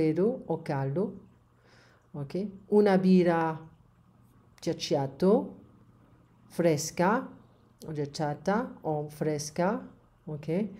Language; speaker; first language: Italian; non-native, learner; French